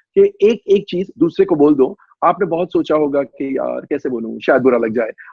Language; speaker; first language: Hindi; native; Hindi